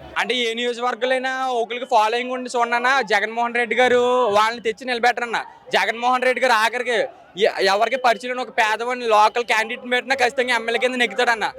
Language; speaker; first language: Telugu; native; Telugu